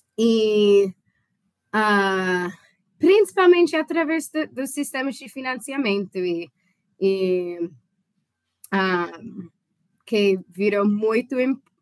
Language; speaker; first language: Portuguese; non-native, fluent; English